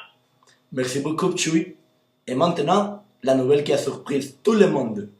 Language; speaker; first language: French; non-native, learner; Spanish